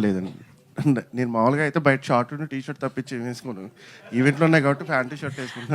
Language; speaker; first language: Telugu; native; Telugu